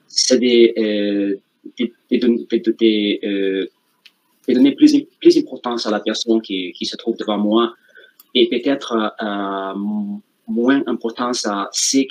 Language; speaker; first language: French; non-native, fluent; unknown